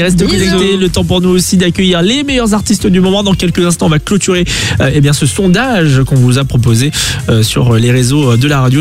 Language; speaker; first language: French; native; French